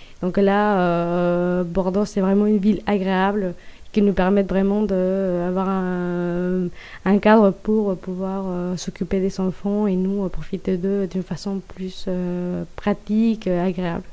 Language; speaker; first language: French; non-native, fluent; Spanish